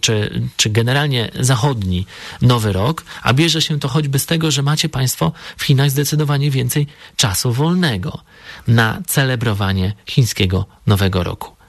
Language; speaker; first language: Polish; native; Polish